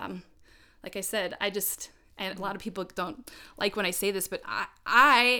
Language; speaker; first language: English; native; English